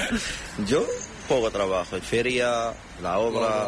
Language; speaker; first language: Spanish; non-native, learner; Arabic